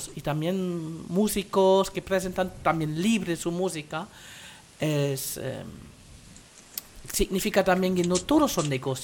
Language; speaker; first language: Spanish; non-native, fluent; German